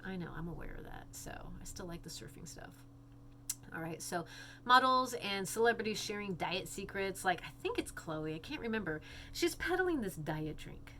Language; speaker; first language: English; native; English